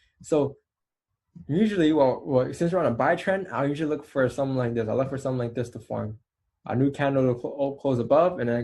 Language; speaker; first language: English; native; English